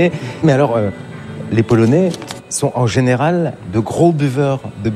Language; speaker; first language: French; native; French